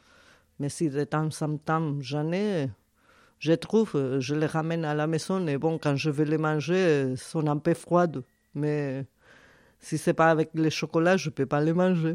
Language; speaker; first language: French; non-native, fluent; Spanish